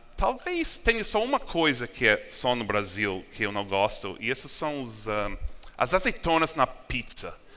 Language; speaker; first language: Portuguese; non-native, fluent; English